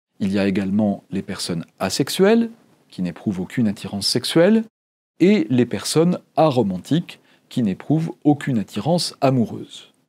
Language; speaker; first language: French; native; French